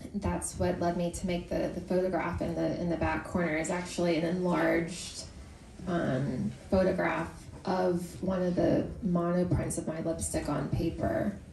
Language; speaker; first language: English; native; English